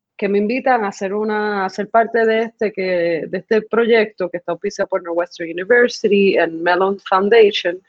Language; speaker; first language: Spanish; early bilingual, other home language; English